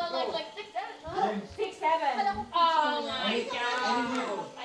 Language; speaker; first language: English; non-native, local second language; Filipino